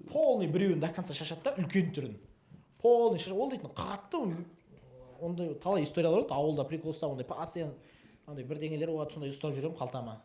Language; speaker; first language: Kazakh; native; Kazakh